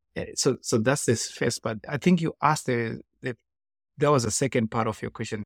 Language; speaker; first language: English; non-native, local second language; Shona